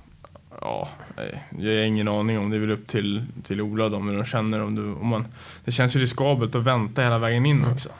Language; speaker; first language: Swedish; native; Swedish